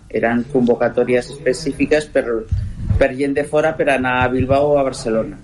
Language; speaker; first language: Catalan; non-native, local second language; Spanish